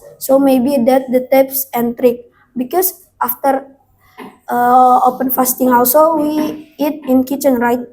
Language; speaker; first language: English; non-native, learner; Indonesian